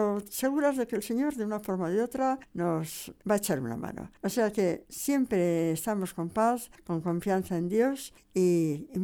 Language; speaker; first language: Spanish; native; Spanish